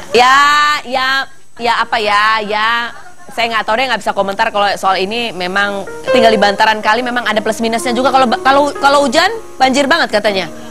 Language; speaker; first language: Indonesian; native; Indonesian